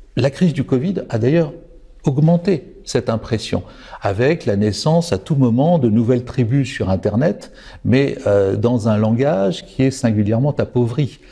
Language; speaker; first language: French; native; French